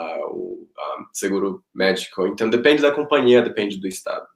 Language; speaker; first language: Portuguese; non-native, fluent; Spanish